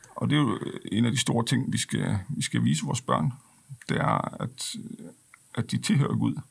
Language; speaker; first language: Danish; non-native, local second language; Faroese